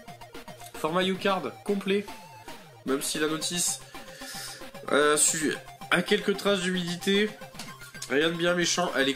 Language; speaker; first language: French; native; French